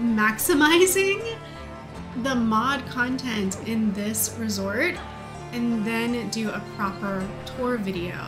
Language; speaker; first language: English; native; English